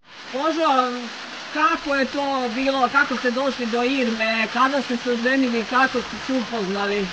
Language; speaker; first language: Croatian; native; Croatian